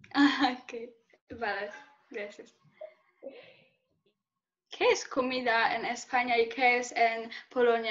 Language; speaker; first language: Spanish; non-native, learner; Polish